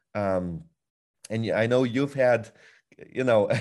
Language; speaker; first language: English; non-native, fluent; Lithuanian